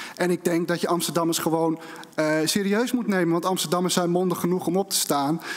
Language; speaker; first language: Dutch; native; Dutch